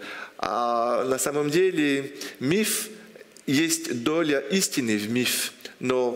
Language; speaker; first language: Russian; non-native, fluent; French